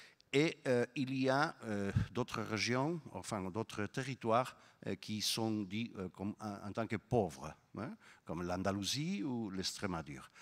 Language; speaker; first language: French; non-native, fluent; Spanish